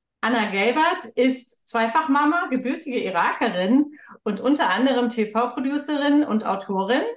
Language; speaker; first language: German; native; German